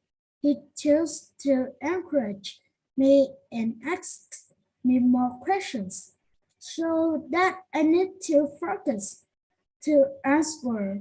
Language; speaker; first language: English; non-native, learner; Vietnamese